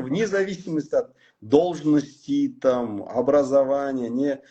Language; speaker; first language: Russian; non-native, local second language; Kazakh